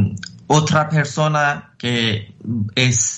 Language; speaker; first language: Spanish; non-native, fluent; Persian